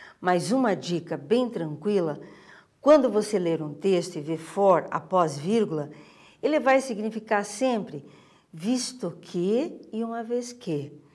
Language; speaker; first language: Portuguese; native; Portuguese